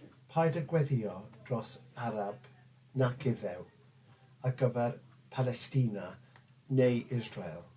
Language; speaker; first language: Welsh; non-native, local second language; English